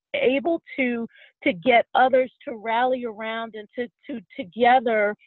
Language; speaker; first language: English; native; English